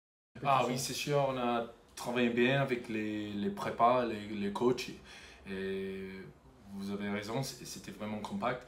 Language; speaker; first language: French; non-native, fluent; English